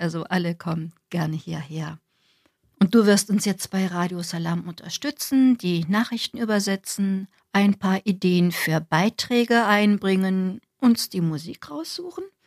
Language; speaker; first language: German; native; German